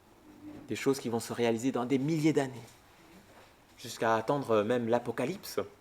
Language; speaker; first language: French; native; French